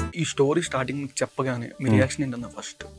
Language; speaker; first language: Telugu; native; Telugu